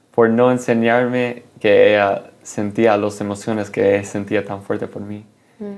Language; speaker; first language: Spanish; early bilingual, heritage; Spanish